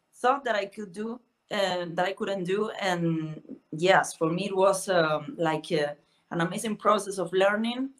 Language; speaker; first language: English; non-native, fluent; Spanish